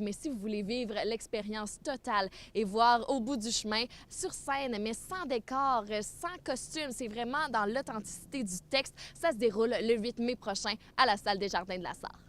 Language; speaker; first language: French; native; French